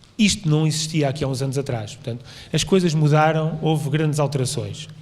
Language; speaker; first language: Portuguese; native; Portuguese